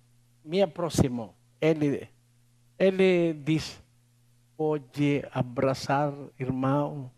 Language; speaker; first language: Portuguese; non-native, learner; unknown